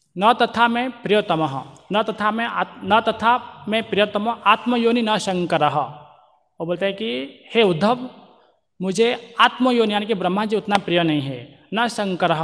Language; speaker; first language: Hindi; non-native, local second language; Marathi